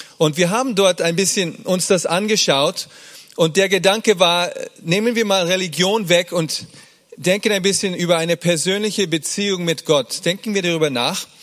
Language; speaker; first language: German; early bilingual, other home language; English